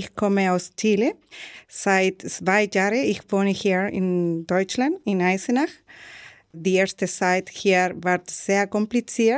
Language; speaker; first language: German; non-native, learner; Spanish